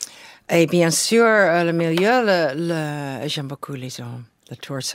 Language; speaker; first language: French; non-native, fluent; English